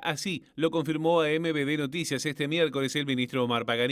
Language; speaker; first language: Spanish; native; Spanish